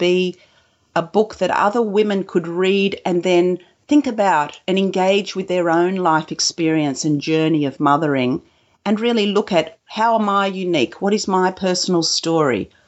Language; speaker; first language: English; native; English